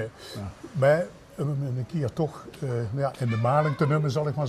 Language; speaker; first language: Dutch; native; Dutch